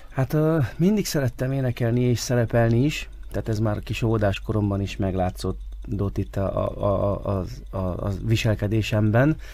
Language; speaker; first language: Hungarian; native; Hungarian